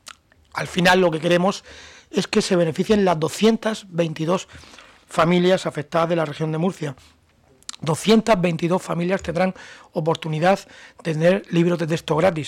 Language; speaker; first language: Spanish; native; Spanish